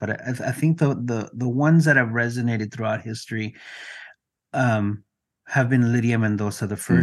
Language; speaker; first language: English; non-native, fluent; Spanish